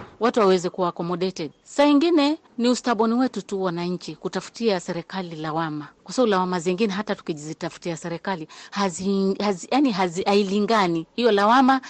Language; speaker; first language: Swahili; native; Swahili